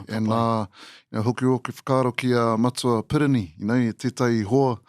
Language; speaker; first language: Māori; non-native, local second language; English